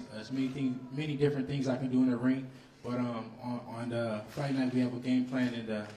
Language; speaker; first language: English; native; English